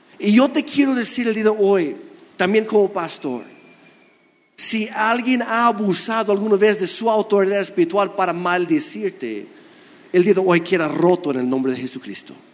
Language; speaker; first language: Spanish; non-native, fluent; English